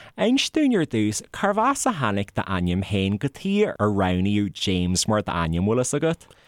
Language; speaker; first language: Irish; native; Irish